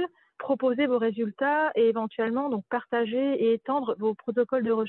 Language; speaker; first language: French; native; French